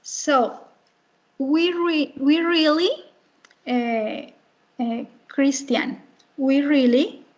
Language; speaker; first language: English; non-native, fluent; Spanish